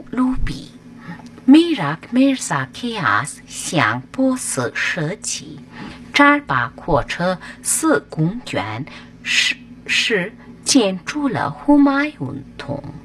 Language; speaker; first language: Chinese; non-native, fluent; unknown